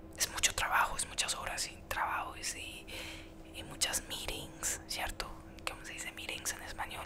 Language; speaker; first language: Spanish; early bilingual, heritage; Spanish